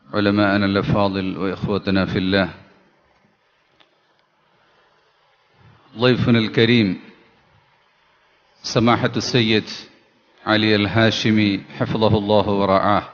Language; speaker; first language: Arabic; non-native, fluent; Malayalam